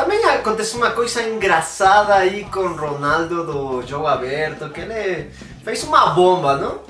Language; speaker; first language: Portuguese; non-native, fluent; Spanish